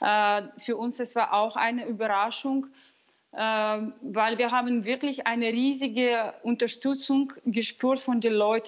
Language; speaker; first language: German; non-native, fluent; Russian